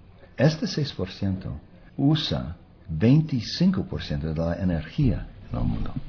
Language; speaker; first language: Spanish; non-native, fluent; English